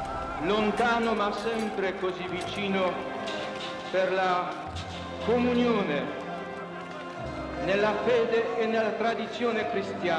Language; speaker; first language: Italian; non-native, fluent; Polish